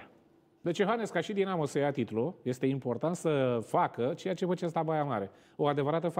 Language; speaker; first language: Romanian; native; Romanian